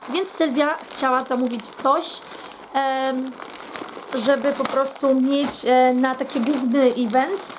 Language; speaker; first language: Polish; native; Polish